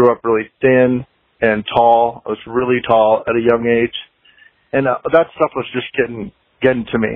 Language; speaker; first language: English; native; English